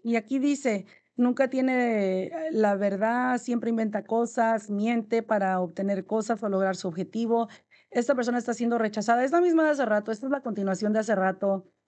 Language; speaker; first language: Spanish; native; Spanish